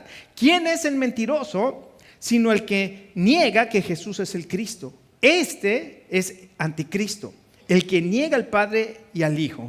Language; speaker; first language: Spanish; native; Spanish